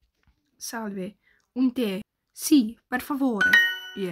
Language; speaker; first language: Italian; non-native, learner; Czech